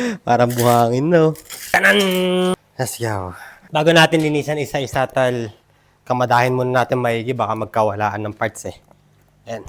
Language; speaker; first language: Filipino; non-native, local second language; Iloko